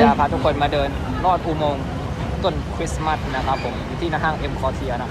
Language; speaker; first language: Thai; native; Thai